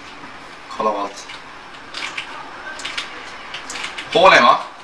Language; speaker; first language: Swedish; native; Swedish